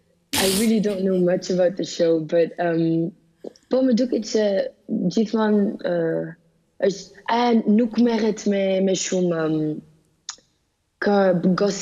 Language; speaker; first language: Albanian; early bilingual, heritage; Albanian